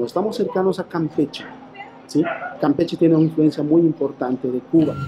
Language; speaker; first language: Spanish; native; Spanish